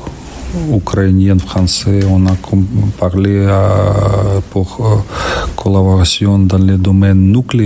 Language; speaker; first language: French; non-native, learner; Ukrainian